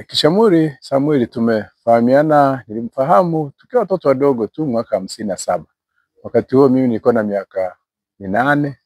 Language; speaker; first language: Swahili; non-native, local second language; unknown